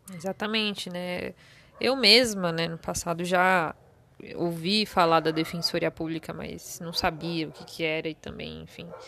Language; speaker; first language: Portuguese; native; Portuguese